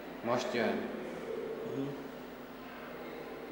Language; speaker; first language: Hungarian; non-native, learner; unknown